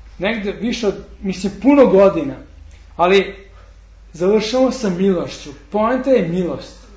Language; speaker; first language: Serbian; non-native, fluent; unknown